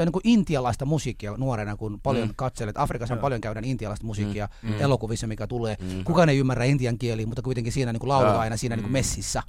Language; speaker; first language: Finnish; early bilingual, other home language; Somali